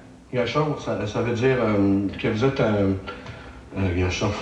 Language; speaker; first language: French; native; French